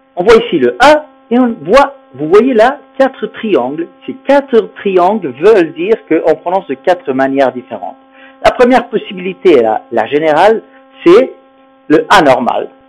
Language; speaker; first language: French; non-native, fluent; Spanish